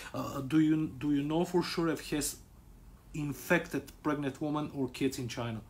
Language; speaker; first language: English; non-native, learner; Bulgarian